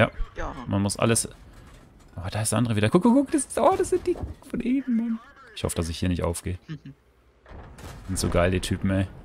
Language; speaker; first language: German; native; German